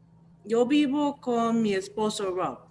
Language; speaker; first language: Spanish; non-native, learner; English